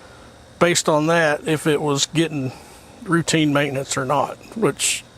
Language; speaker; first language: English; native; English